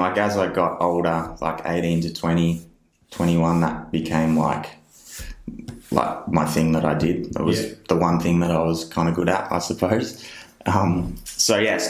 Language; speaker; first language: English; native; English